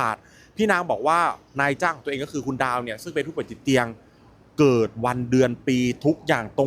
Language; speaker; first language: Thai; native; Thai